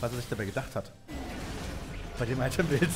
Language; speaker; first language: German; native; German